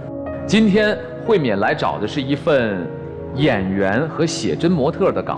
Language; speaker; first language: Chinese; native; Chinese